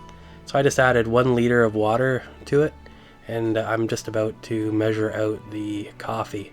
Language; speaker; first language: English; native; English